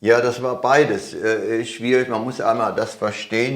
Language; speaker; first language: German; native; German